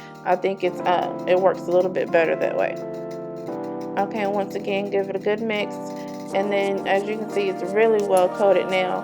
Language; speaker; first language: English; native; English